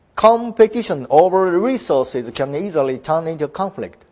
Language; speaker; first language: English; non-native, fluent; Japanese